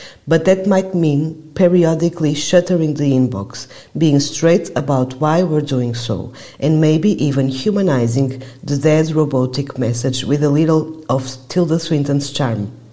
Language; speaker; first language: English; non-native, fluent; Portuguese